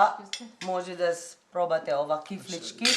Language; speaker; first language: Macedonian; non-native, learner; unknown